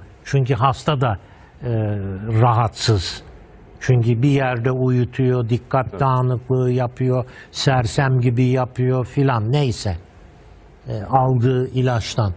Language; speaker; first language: Turkish; native; Turkish